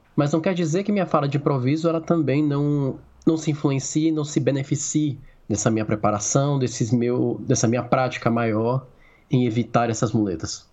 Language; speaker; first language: Portuguese; native; Portuguese